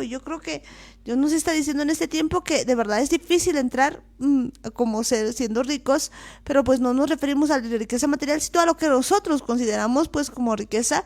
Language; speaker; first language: Spanish; native; Spanish